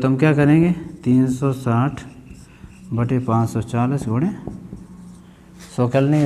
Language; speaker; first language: Hindi; native; Hindi